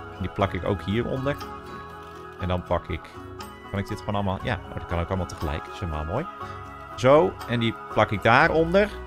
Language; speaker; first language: Dutch; native; Dutch